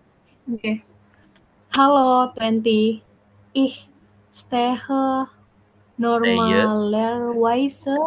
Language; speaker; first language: German; non-native, learner; Indonesian